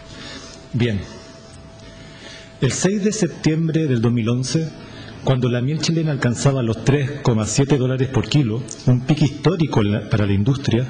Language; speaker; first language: Spanish; native; Spanish